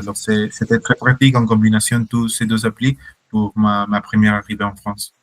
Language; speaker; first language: French; non-native, fluent; Spanish